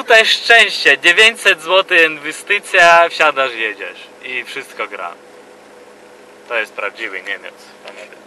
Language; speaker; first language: Polish; non-native, fluent; Russian